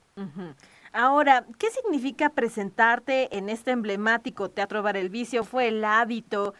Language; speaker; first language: Spanish; native; Spanish